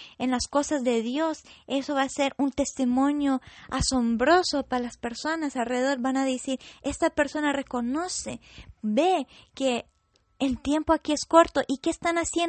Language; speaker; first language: Spanish; non-native, fluent; English